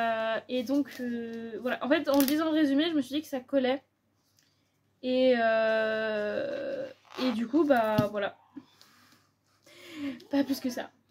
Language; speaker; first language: French; native; French